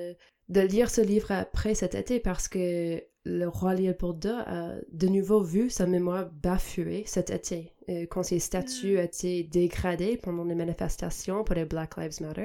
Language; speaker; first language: French; non-native, fluent; English